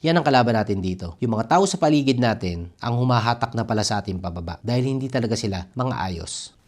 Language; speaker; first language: Filipino; native; Filipino